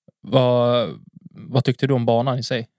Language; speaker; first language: Swedish; native; Swedish